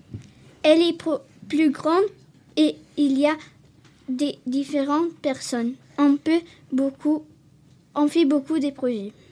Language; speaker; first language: French; non-native, learner; Italian